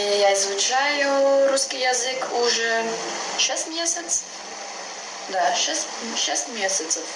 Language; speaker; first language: Russian; non-native, learner; Latvian